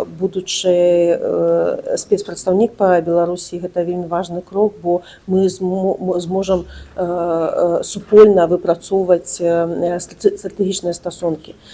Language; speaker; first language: Belarusian; non-native, local second language; Russian